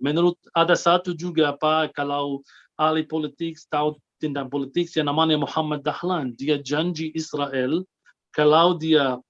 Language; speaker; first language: Indonesian; non-native, fluent; Arabic